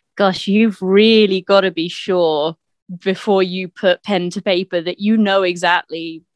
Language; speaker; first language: English; native; English